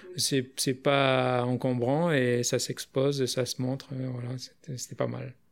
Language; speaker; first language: French; native; French